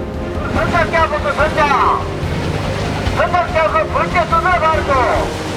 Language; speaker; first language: Korean; native; Korean